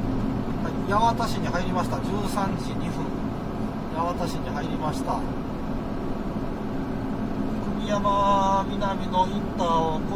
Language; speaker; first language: Japanese; native; Japanese